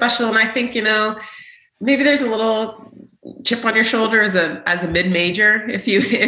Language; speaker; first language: English; native; English